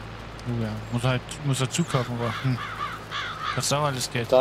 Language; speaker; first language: German; native; German